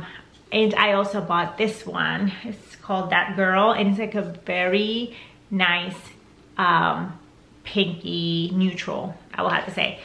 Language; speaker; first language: English; non-native, fluent; Spanish